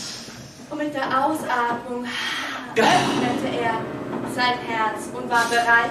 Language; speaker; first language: German; native; German